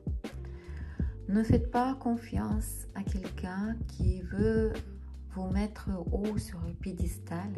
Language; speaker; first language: French; non-native, fluent; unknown